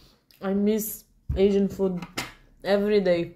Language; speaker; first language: English; non-native, learner; Portuguese